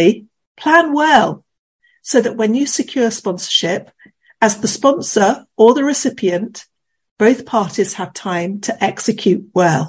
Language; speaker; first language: English; native; English